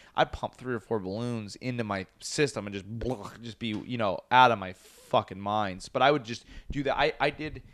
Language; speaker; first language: English; native; English